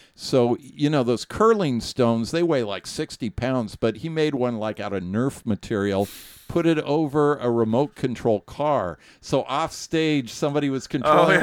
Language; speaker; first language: English; native; English